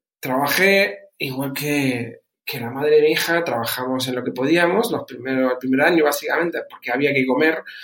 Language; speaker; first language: Spanish; early bilingual, other home language; German